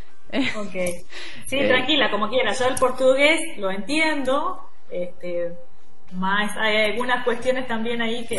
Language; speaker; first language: Spanish; native; Spanish